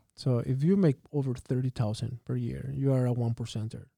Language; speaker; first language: English; non-native, fluent; Spanish